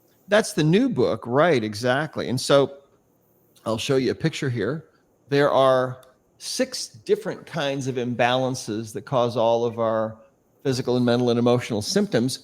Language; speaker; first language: English; native; English